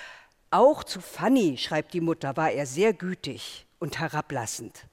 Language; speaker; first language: German; native; German